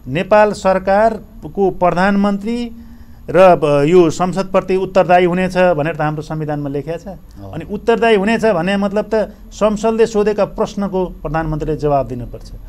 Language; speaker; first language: Nepali; native; Nepali